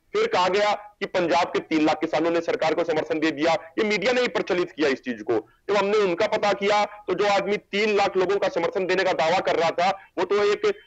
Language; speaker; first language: Hindi; native; Hindi